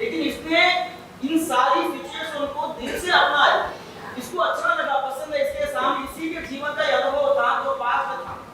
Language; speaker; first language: Hindi; native; Hindi